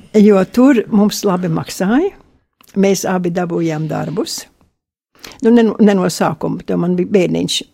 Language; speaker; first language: Latvian; early bilingual, heritage; Latvian